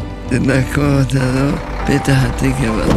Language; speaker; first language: Hebrew; early bilingual, other home language; Arabic